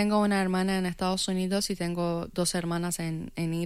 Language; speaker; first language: Spanish; non-native, fluent; Persian